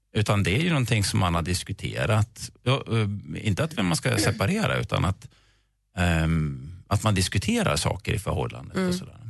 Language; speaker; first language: Swedish; native; Swedish